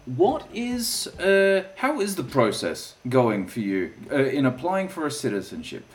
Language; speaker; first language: English; native; English